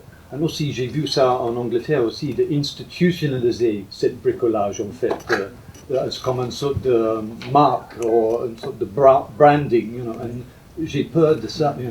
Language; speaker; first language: French; non-native, fluent; English